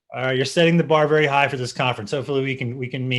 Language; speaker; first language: English; native; English